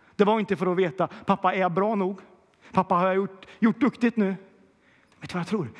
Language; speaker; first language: Swedish; native; Swedish